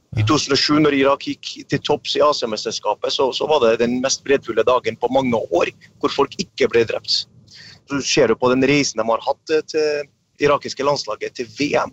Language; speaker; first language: Norwegian; early bilingual, other home language; Arabic